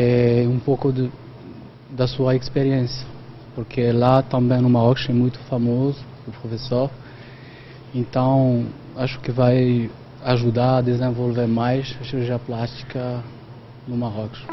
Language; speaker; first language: Portuguese; non-native, fluent; Arabic